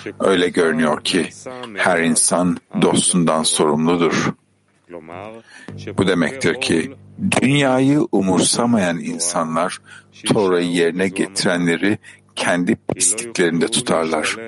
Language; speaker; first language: Turkish; native; Turkish